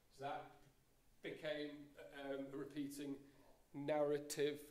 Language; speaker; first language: English; native; English